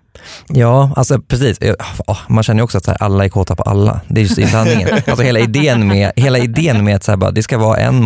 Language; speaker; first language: Swedish; native; Swedish